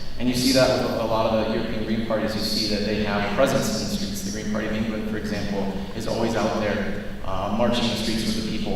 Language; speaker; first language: English; native; English